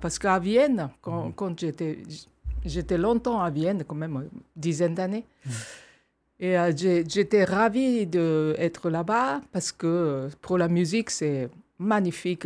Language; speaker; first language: French; non-native, fluent; Japanese